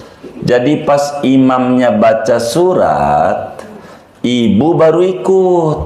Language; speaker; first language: Indonesian; native; Indonesian